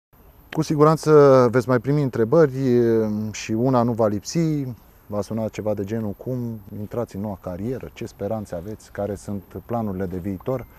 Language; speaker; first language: Romanian; native; Romanian